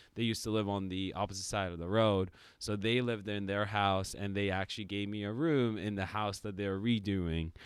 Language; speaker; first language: English; early bilingual, other home language; Japanese